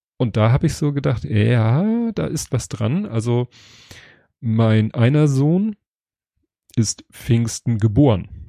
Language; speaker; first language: German; native; German